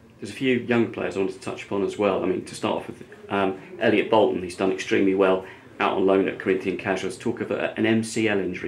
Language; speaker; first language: English; native; English